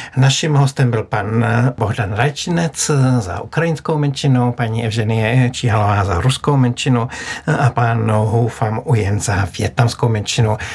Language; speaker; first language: Czech; native; Czech